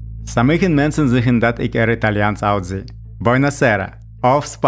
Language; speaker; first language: Dutch; non-native, learner; Russian